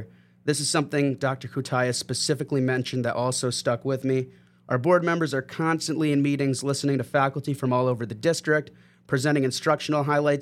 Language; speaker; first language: English; native; English